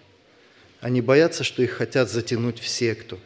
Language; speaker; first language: Russian; native; Russian